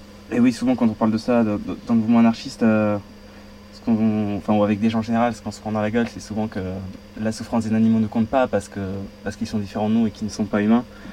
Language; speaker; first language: French; native; French